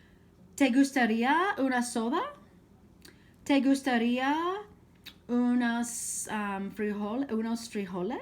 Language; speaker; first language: Spanish; non-native, fluent; English